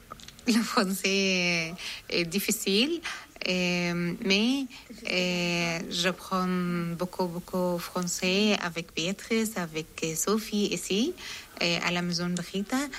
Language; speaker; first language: French; non-native, learner; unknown